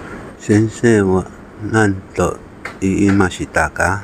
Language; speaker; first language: Japanese; non-native, learner; Chinese